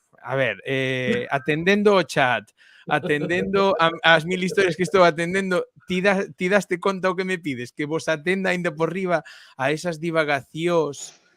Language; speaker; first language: Galician; non-native, local second language; Spanish